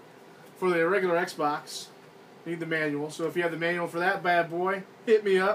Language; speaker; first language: English; native; English